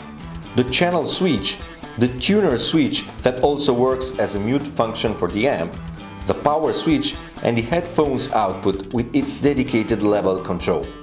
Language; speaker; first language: English; non-native, fluent; Italian